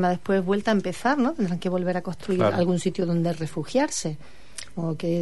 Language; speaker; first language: Spanish; native; Spanish